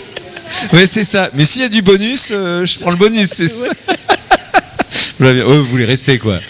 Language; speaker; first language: French; native; French